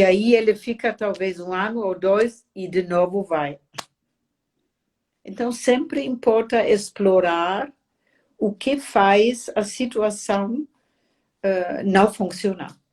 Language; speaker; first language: Portuguese; non-native, fluent; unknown